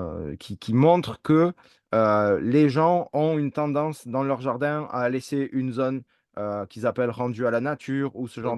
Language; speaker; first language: French; native; French